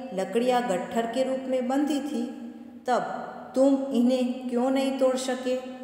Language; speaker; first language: Hindi; non-native, local second language; Gujarati